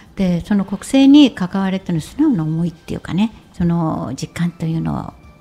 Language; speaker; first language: Japanese; native; Japanese